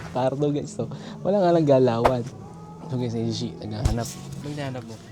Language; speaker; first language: Filipino; native; Filipino